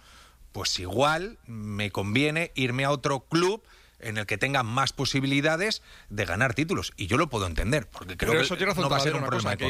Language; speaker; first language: Spanish; native; Spanish